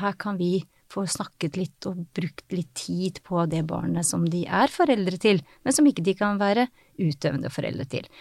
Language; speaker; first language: Norwegian; native; Norwegian